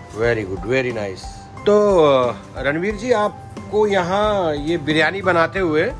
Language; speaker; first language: Hindi; native; Hindi